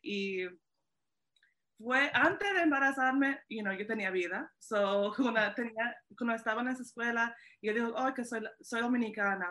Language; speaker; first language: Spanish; early bilingual, heritage; Spanish